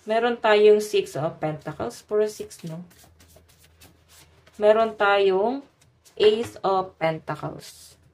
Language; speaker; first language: Filipino; native; Filipino